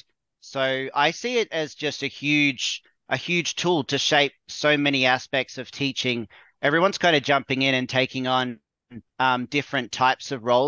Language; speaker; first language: English; native; English